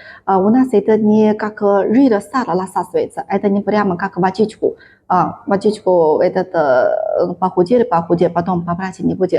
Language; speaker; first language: Russian; non-native, learner; Chinese